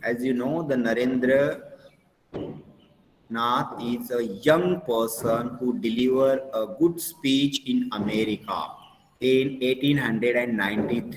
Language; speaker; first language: English; non-native, local second language; Hindi